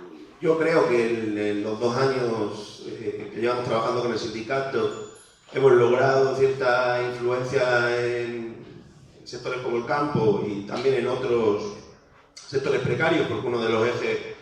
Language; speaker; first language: Spanish; native; Spanish